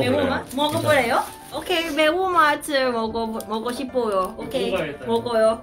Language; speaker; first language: Korean; non-native, learner; Cantonese